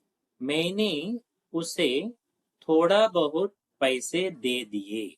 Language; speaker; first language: Hindi; non-native, local second language; Telugu